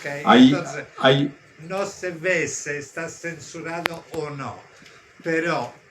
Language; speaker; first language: Spanish; non-native, fluent; Italian